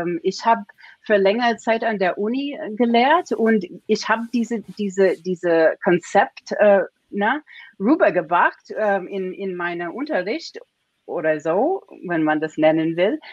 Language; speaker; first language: German; non-native, fluent; English